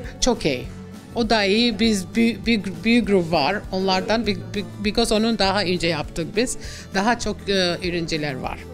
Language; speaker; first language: Turkish; non-native, learner; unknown